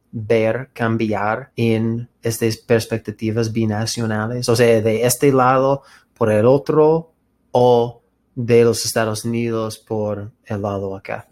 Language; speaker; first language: Spanish; non-native, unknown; English